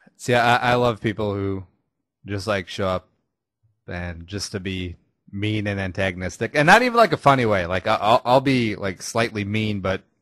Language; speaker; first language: English; native; English